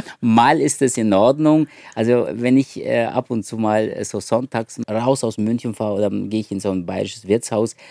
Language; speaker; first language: German; early bilingual, other home language; Turkish